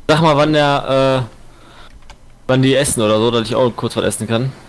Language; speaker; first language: German; native; German